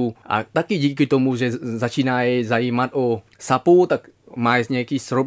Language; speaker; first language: Czech; non-native, fluent; Vietnamese